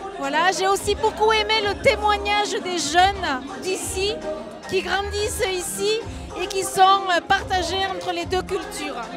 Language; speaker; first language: French; native; French